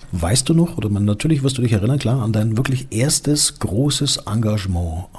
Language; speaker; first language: German; native; German